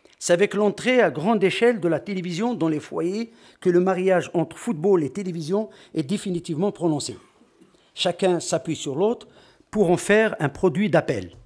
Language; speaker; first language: French; non-native, local second language; Arabic